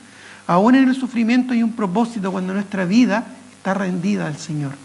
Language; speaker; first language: Spanish; native; Spanish